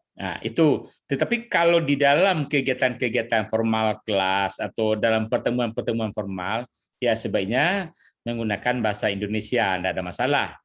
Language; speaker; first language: Indonesian; non-native, local second language; Minangkabau